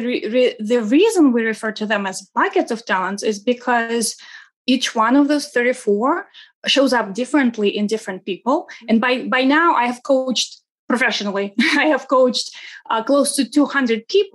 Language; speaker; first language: English; non-native, fluent; Russian